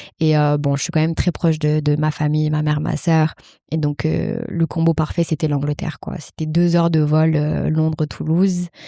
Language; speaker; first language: French; early bilingual, other home language; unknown